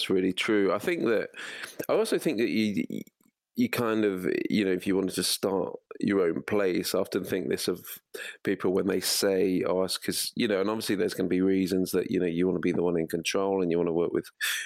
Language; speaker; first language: English; native; English